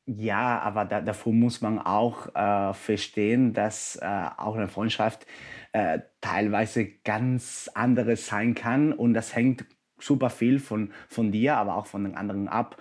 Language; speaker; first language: German; non-native, fluent; Spanish